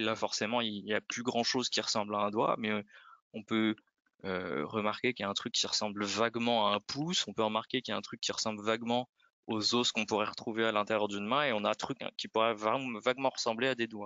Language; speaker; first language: French; native; French